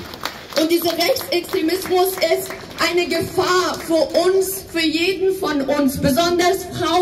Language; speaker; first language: German; non-native, fluent; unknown